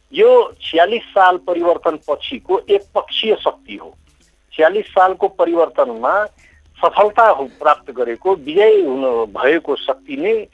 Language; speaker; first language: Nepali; non-native, local second language; Maithili